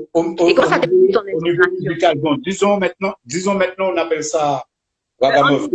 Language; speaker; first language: French; native; French